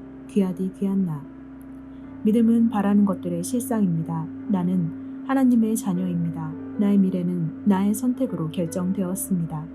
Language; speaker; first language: Korean; native; Korean